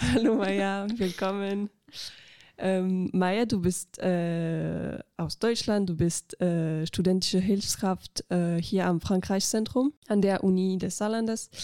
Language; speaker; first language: German; non-native, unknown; French